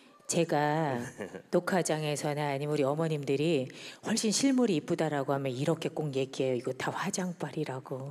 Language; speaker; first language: Korean; native; Korean